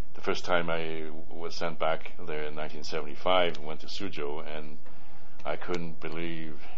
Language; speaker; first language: English; early bilingual, other home language; Cantonese